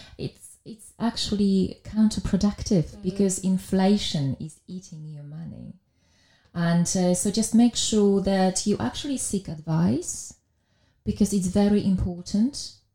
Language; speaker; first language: English; non-native, fluent; Polish